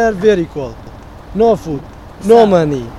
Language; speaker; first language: English; non-native, learner; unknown